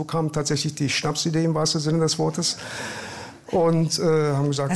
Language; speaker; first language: German; early bilingual, other home language; Persian